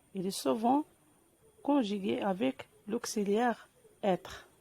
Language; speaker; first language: French; non-native, local second language; Arabic